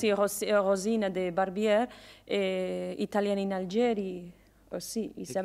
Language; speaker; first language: French; non-native, learner; Spanish